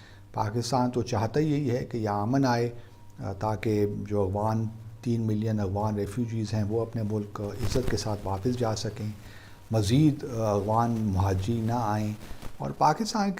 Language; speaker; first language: Urdu; native; Urdu